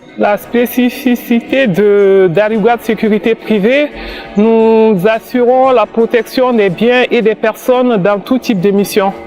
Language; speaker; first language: French; non-native, local second language; Bambara